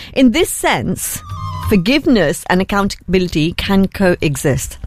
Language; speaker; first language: English; early bilingual, other home language; Hindi